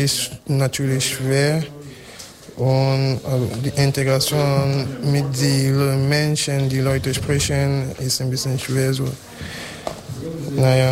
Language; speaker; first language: German; non-native, learner; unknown